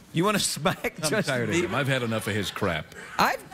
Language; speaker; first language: English; native; English